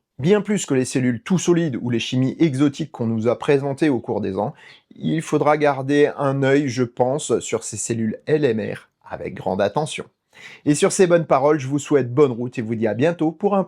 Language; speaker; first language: French; native; French